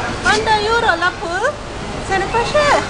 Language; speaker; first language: French; non-native, learner; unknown